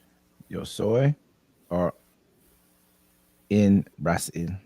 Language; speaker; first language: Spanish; non-native, learner; English